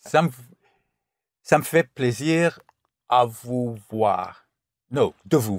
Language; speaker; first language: French; non-native, learner; English